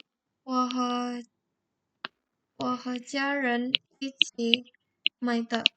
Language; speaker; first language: Chinese; non-native, learner; Indonesian